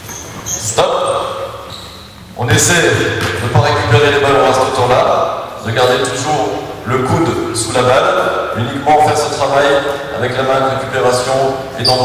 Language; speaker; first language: French; native; French